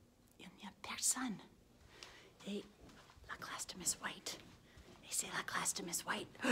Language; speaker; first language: French; non-native, fluent; English